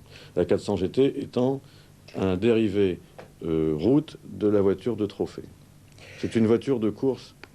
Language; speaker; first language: French; native; French